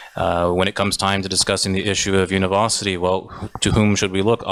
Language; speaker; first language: English; native; English